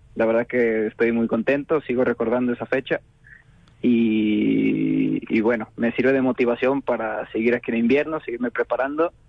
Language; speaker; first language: Spanish; native; Spanish